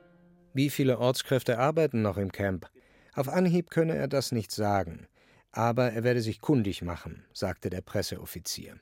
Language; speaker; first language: German; native; German